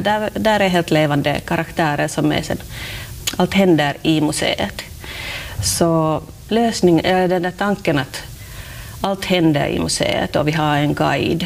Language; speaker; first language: Swedish; non-native, local second language; Finnish